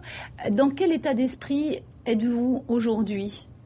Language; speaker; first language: French; native; French